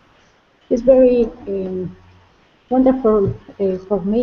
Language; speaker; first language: English; non-native, learner; Spanish